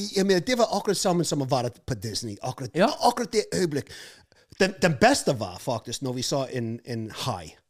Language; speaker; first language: Norwegian; non-native, fluent; English